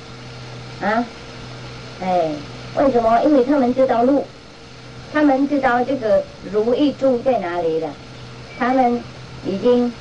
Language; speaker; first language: Chinese; non-native, fluent; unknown